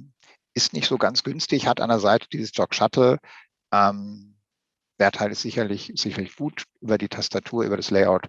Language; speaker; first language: German; native; German